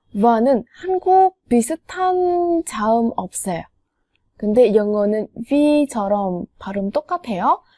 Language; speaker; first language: Korean; non-native, fluent; Vietnamese